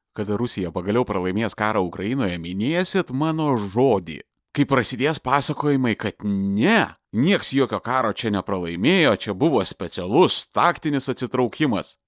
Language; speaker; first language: Lithuanian; native; Lithuanian